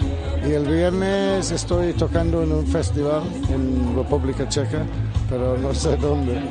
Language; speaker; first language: Spanish; non-native, fluent; English